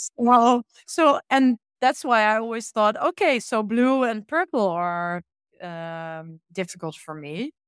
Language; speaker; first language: English; non-native, fluent; Dutch